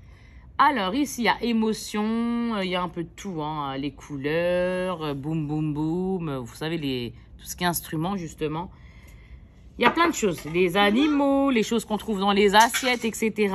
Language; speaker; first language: French; native; French